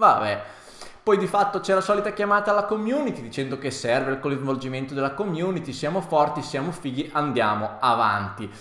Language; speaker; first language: Italian; native; Italian